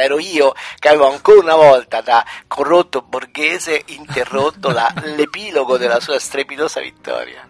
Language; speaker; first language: Italian; native; Italian